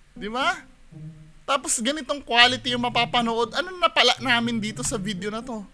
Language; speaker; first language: Filipino; native; Filipino